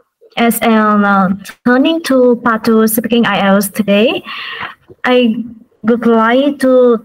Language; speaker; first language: English; non-native, learner; Vietnamese